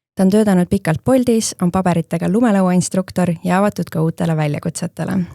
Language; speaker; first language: Estonian; native; Estonian